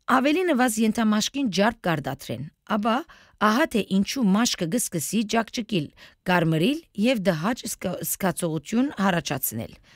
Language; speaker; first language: Armenian; early bilingual, heritage; Armenian